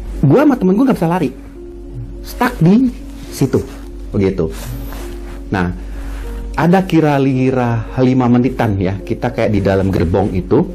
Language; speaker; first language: Indonesian; native; Indonesian